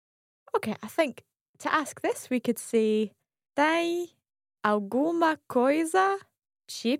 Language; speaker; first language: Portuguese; non-native, learner; English